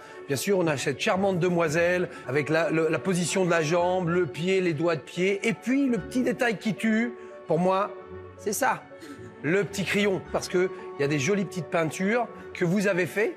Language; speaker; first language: French; native; French